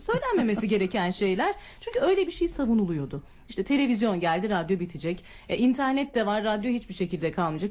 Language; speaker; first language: Turkish; native; Turkish